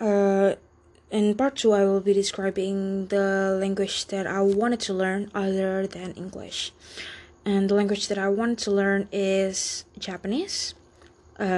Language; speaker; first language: English; non-native, fluent; Indonesian